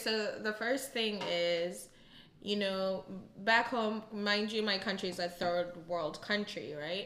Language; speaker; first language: English; non-native, local second language; Ganda